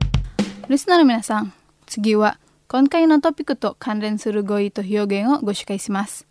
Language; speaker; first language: Japanese; non-native, fluent; Indonesian